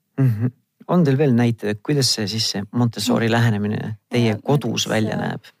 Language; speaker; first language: Estonian; native; Estonian